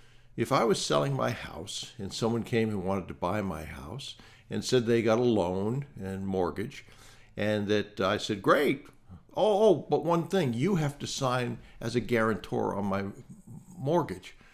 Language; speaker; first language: English; native; English